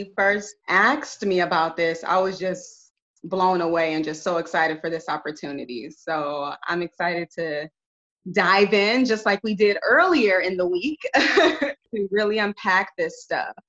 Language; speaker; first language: English; native; English